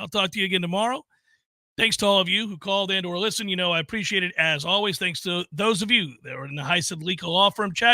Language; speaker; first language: English; native; English